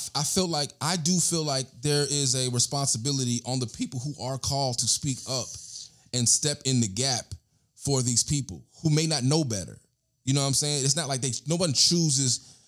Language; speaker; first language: English; native; English